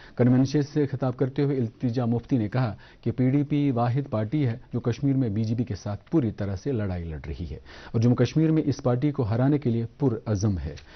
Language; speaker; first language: Hindi; non-native, local second language; Kashmiri